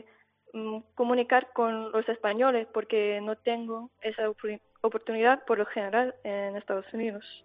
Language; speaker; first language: Spanish; non-native, learner; English